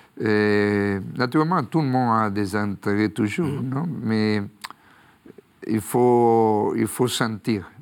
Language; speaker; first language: French; non-native, fluent; Spanish